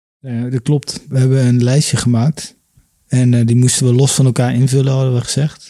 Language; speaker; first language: Dutch; native; Dutch